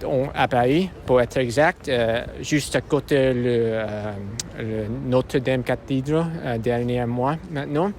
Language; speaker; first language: French; non-native, learner; English